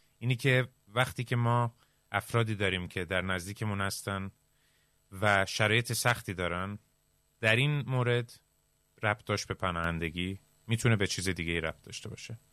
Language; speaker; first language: Persian; early bilingual, heritage; Persian